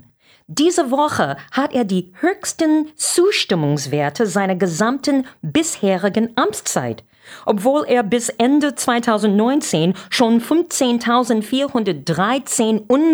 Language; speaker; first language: German; non-native, fluent; English